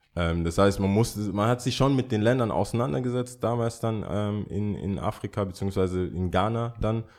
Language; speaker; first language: German; early bilingual, other home language; English